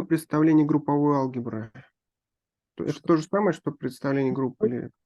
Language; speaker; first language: Russian; native; Russian